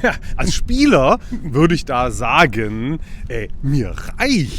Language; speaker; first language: German; native; German